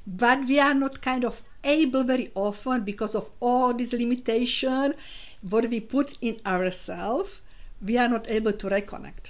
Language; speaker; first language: English; non-native, fluent; Slovak